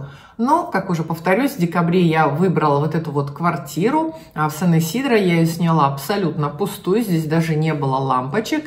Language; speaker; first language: Russian; native; Russian